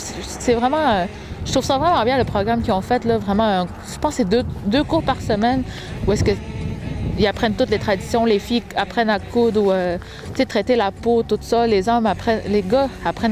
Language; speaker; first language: French; non-native, local second language; Innu-aimun